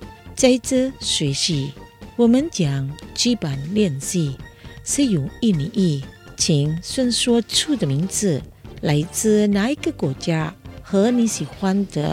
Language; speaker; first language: Chinese; non-native, fluent; Indonesian